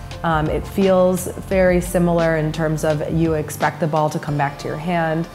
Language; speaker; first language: English; native; English